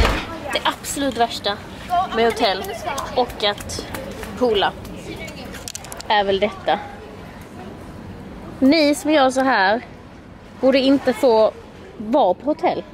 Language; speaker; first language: Swedish; native; Swedish